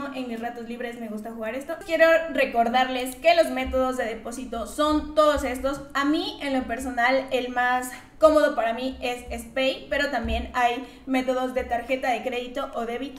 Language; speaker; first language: Spanish; native; Spanish